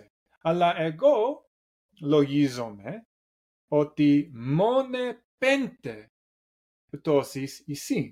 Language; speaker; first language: Greek; non-native, learner; English